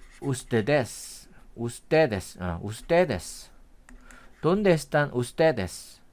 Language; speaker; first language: Spanish; non-native, fluent; Korean